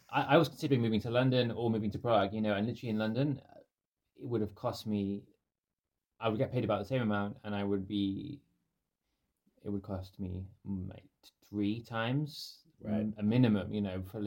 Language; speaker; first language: English; native; English